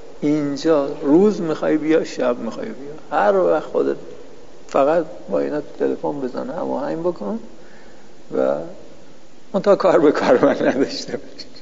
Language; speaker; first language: Persian; non-native, local second language; Azerbaijani